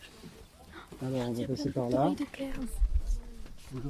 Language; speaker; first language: French; native; French